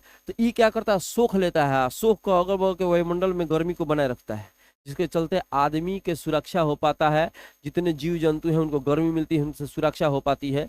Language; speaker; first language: Hindi; native; Hindi